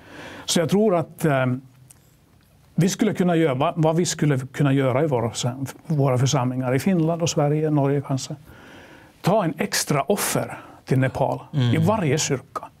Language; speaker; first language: Swedish; non-native, local second language; Finnish